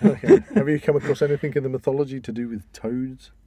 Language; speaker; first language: English; native; English